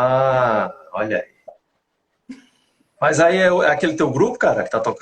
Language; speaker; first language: Portuguese; native; Portuguese